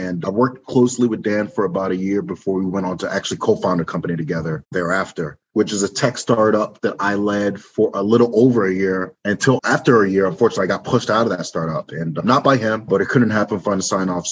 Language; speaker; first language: English; native; English